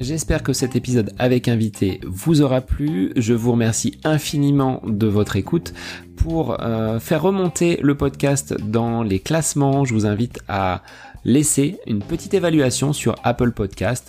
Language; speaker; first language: French; native; French